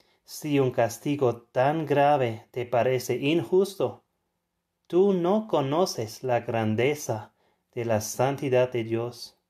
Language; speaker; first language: Spanish; non-native, fluent; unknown